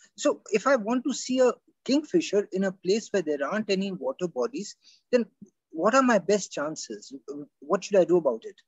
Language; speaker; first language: English; non-native, local second language; Hindi